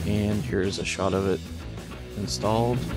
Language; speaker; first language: English; native; English